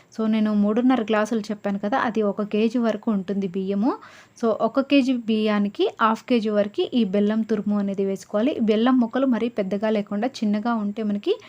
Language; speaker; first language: Telugu; non-native, local second language; Lambadi